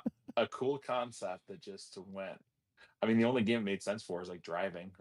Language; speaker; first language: English; native; English